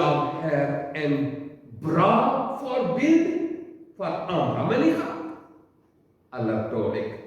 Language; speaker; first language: Swedish; non-native, learner; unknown